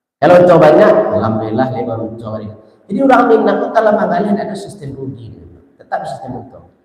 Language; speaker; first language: Malay; non-native, local second language; Minangkabau